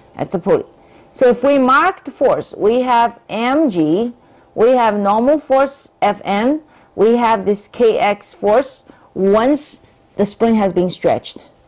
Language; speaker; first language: English; non-native, fluent; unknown